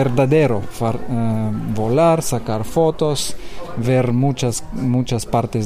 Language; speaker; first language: Spanish; non-native, learner; Lithuanian